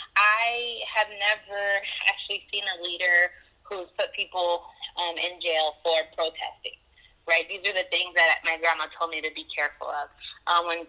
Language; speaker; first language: English; native; English